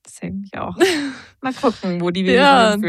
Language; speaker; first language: German; native; German